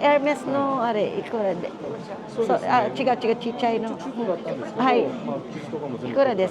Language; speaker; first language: Japanese; non-native, learner; Filipino